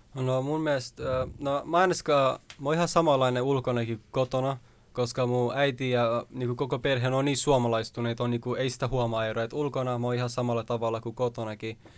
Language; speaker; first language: Finnish; early bilingual, other home language; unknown